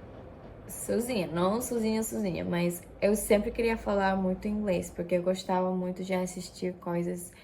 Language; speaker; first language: Portuguese; non-native, fluent; Japanese